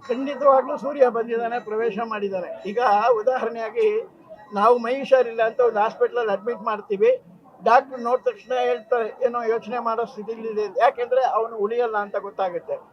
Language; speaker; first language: Kannada; native; Kannada